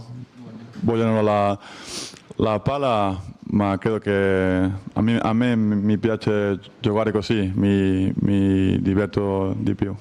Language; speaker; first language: Italian; non-native, learner; Spanish